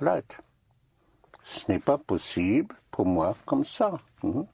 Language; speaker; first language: French; non-native, fluent; English